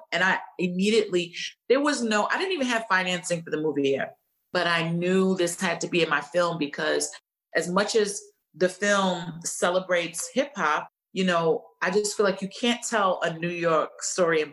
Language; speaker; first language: English; native; English